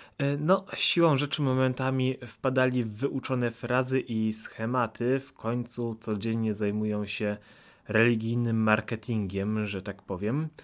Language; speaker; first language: Polish; native; Polish